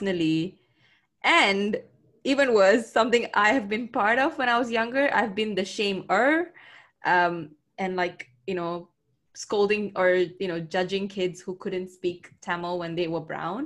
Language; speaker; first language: English; non-native, local second language; Tamil